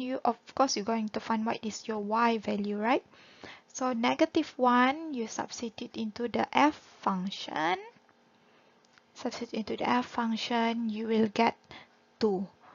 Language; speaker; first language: English; non-native, local second language; Malay